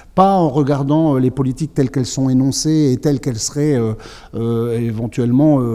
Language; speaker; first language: French; native; French